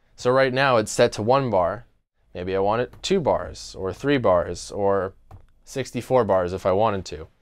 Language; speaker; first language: English; native; English